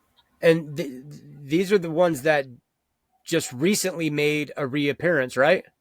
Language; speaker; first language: English; native; English